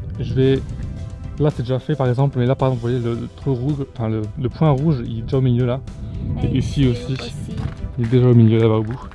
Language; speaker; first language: French; native; French